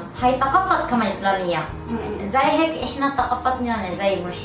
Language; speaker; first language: Arabic; non-native, learner; Korean